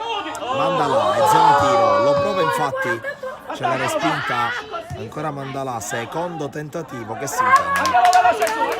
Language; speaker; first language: Italian; native; Italian